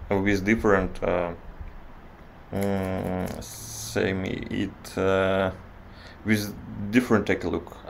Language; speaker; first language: English; non-native, learner; Russian